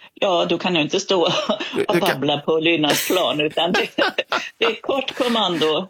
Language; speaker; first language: Swedish; non-native, fluent; Danish